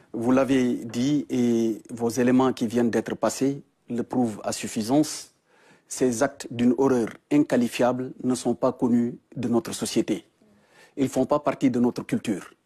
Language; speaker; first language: French; non-native, local second language; Wolof